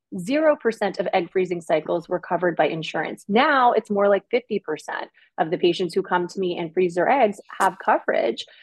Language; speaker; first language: English; native; English